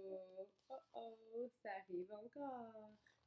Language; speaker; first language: French; non-native, fluent; English